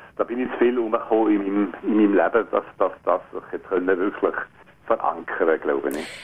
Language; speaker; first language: German; native; German